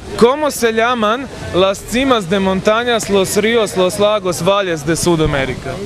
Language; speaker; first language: Spanish; non-native, learner; Serbian